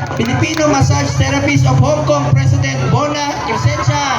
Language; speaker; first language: Filipino; native; Filipino